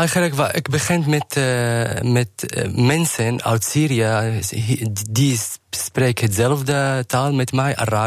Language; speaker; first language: Dutch; non-native, learner; Arabic